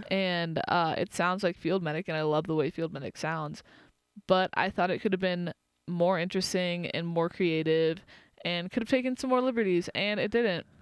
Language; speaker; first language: English; native; English